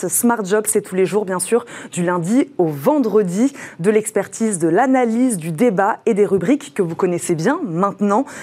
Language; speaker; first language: French; native; French